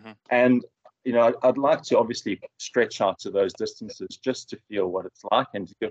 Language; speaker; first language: English; native; English